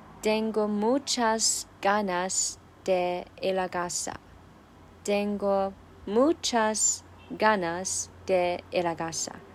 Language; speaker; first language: Spanish; non-native, learner; Chinese